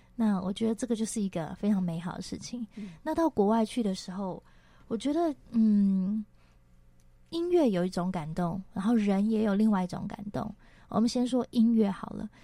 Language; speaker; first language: Chinese; non-native, local second language; Hakka Chinese